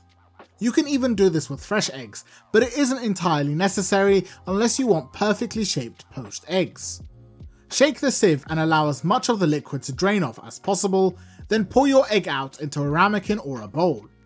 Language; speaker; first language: English; native; English